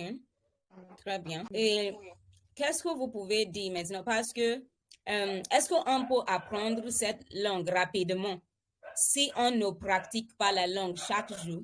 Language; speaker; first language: French; non-native, fluent; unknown